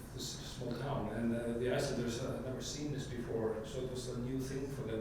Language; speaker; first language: English; non-native, fluent; Icelandic